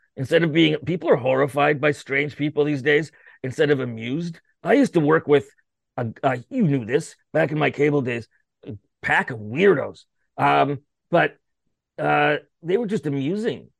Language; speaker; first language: English; native; English